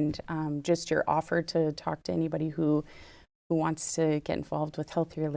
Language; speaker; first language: English; native; English